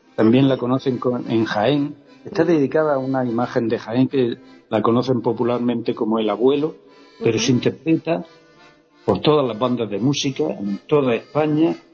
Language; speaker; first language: Spanish; native; Spanish